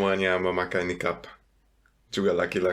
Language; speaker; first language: Indonesian; non-native, fluent; German